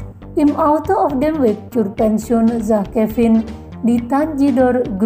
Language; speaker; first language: German; non-native, fluent; Indonesian